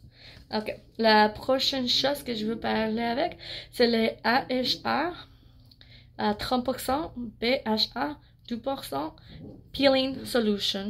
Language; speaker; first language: French; non-native, learner; English